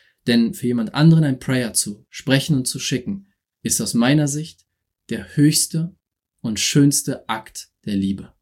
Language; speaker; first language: German; native; German